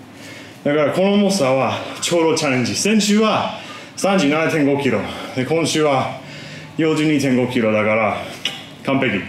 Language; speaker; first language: Japanese; non-native, fluent; English